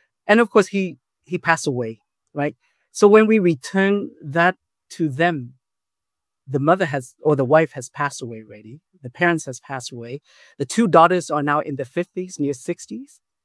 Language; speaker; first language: English; early bilingual, other home language; Vietnamese